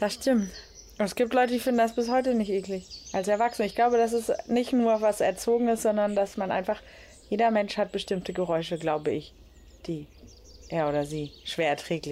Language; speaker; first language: German; native; German